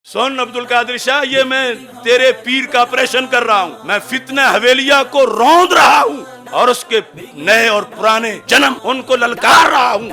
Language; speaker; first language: Urdu; non-native, local second language; Punjabi